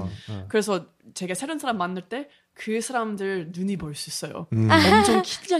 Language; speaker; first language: Korean; non-native, learner; English